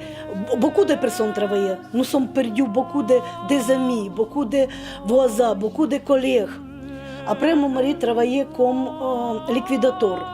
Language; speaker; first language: French; non-native, learner; Russian